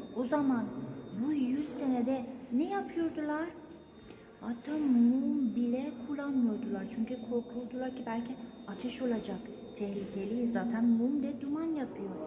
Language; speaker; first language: Turkish; non-native, fluent; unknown